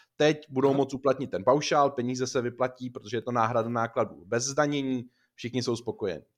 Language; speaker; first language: Czech; native; Czech